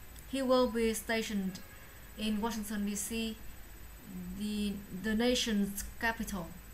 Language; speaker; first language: English; non-native, learner; Vietnamese